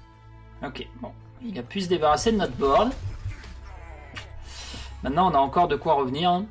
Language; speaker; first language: French; native; French